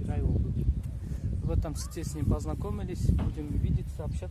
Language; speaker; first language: Russian; non-native, local second language; Kyrgyz